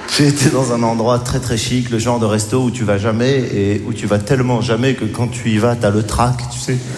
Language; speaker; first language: French; native; French